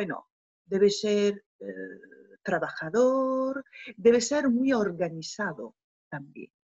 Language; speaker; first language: Spanish; non-native, fluent; French